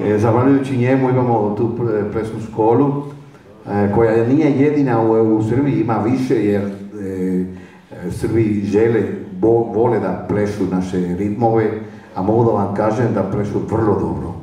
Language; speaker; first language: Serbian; non-native, fluent; Spanish